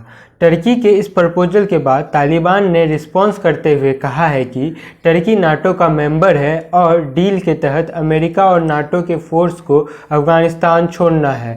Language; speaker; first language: Hindi; native; Hindi